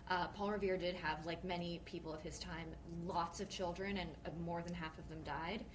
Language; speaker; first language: English; native; English